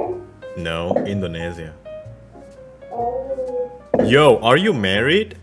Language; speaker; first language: English; non-native, local second language; Indonesian